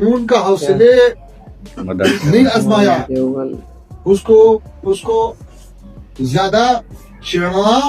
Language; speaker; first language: Hindi; non-native, learner; Pashto